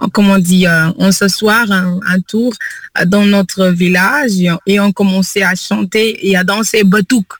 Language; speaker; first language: French; non-native, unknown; Kabuverdianu